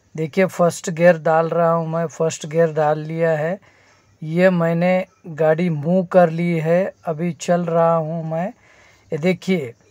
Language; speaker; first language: Hindi; non-native, local second language; Marathi